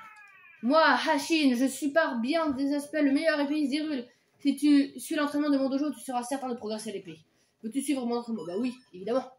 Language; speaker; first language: French; native; French